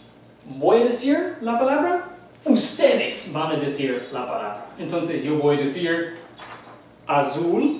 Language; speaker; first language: Spanish; non-native, fluent; English